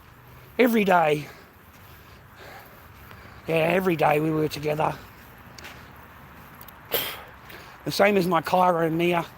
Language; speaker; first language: English; native; English